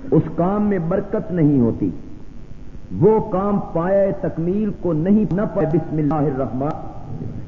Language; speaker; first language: Urdu; non-native, local second language; Punjabi